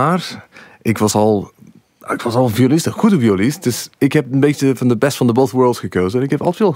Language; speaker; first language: Dutch; non-native, fluent; English